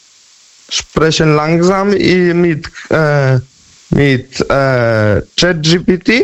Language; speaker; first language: German; non-native, learner; Polish